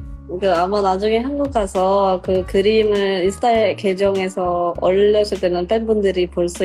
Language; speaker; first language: Korean; non-native, local second language; Indonesian